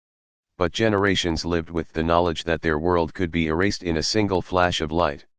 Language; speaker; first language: English; native; English